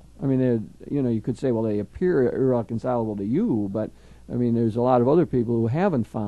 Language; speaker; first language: English; native; English